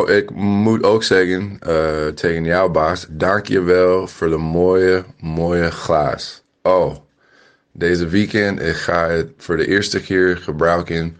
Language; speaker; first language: Dutch; non-native, learner; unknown